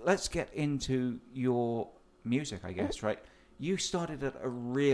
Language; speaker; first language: English; native; English